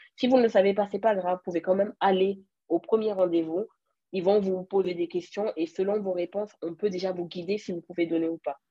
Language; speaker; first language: French; early bilingual, other home language; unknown